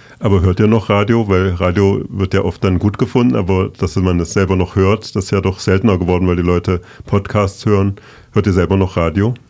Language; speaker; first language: German; native; German